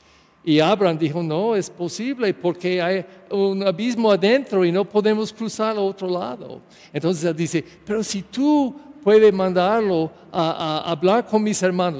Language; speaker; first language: Spanish; non-native, learner; English